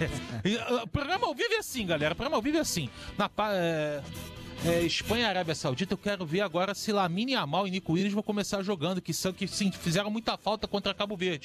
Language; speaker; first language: Portuguese; native; Portuguese